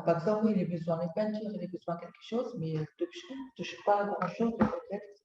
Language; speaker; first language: French; non-native, learner; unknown